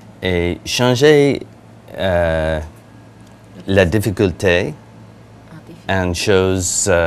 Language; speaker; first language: French; non-native, learner; English